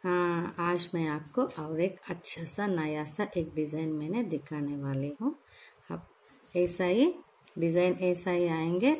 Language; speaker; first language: Hindi; non-native, local second language; Telugu